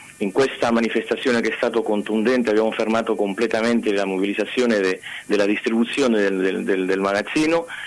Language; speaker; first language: Italian; non-native, fluent; Spanish